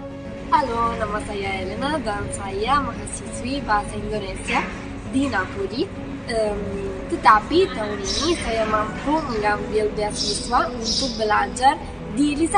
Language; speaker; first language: Indonesian; non-native, fluent; Italian